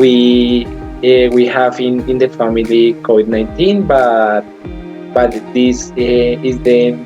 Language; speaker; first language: English; non-native, learner; Spanish